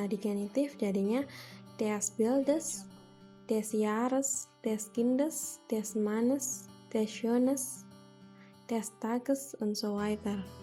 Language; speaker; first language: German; non-native, fluent; Indonesian